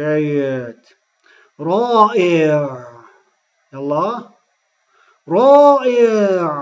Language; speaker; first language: Arabic; non-native, fluent; Turkish